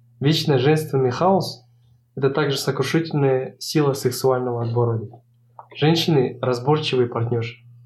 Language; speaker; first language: Russian; non-native, local second language; Kazakh